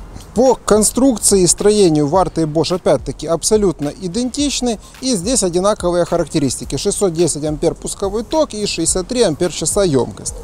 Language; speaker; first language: Russian; native; Russian